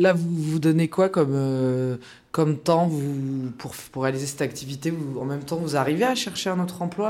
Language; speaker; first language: French; native; French